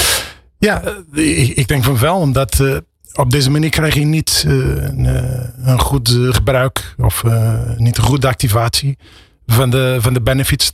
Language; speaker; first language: Dutch; non-native, fluent; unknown